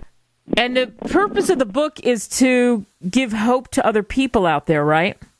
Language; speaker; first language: English; native; English